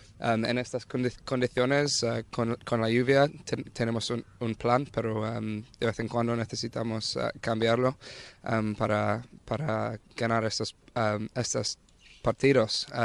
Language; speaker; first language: Spanish; non-native, learner; English